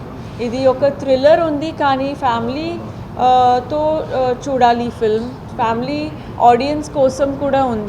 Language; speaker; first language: Telugu; non-native, fluent; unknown